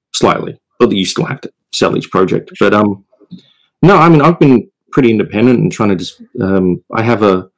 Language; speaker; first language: English; native; English